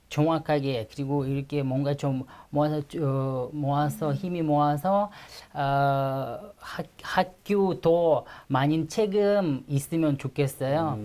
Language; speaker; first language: Korean; non-native, fluent; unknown